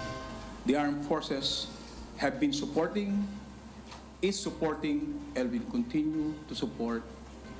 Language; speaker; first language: English; non-native, local second language; Filipino